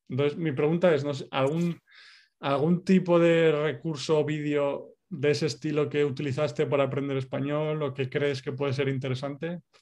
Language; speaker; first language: Spanish; native; Spanish